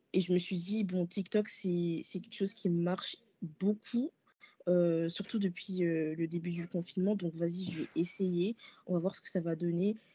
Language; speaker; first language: French; early bilingual, other home language; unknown